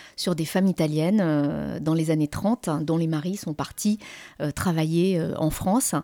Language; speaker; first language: French; native; French